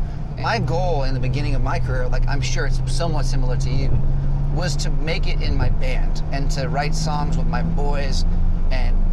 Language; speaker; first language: English; native; English